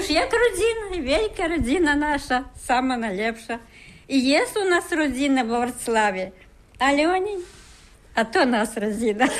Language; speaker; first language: Polish; early bilingual, heritage; Polish